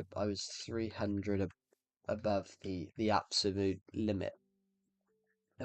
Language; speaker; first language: English; native; English